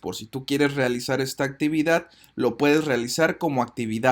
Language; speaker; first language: Spanish; native; Spanish